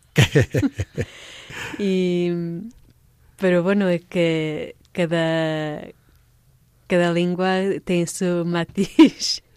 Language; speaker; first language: Spanish; non-native, fluent; Portuguese